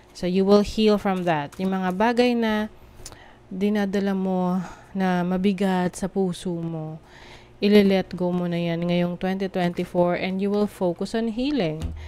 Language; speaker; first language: Filipino; native; Filipino